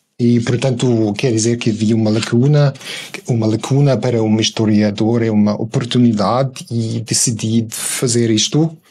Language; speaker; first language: Portuguese; non-native, fluent; German